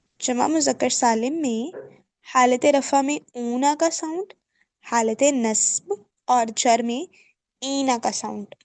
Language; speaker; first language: Urdu; native; Urdu